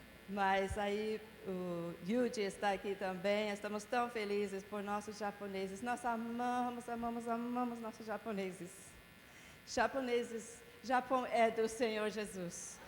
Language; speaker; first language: Portuguese; non-native, fluent; English